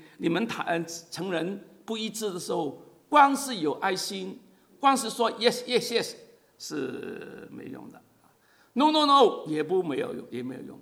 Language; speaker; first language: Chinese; non-native, local second language; Cantonese